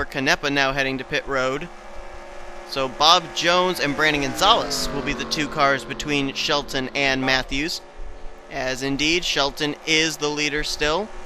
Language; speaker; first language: English; native; English